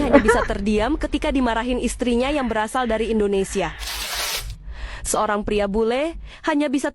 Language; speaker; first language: Indonesian; native; Indonesian